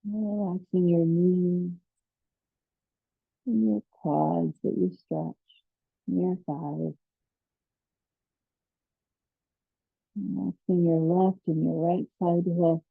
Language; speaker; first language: English; native; English